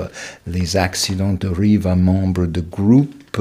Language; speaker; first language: French; non-native, fluent; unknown